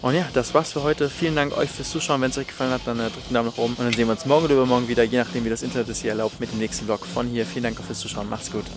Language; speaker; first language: German; native; German